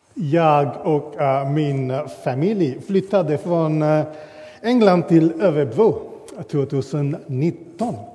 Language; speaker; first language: Swedish; non-native, fluent; English